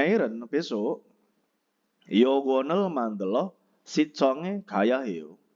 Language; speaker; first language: Korean; non-native, fluent; Indonesian